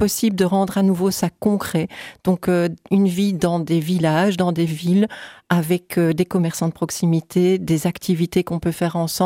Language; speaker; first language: French; native; French